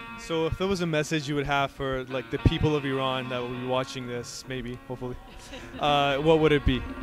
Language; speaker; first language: English; early bilingual, other home language; Persian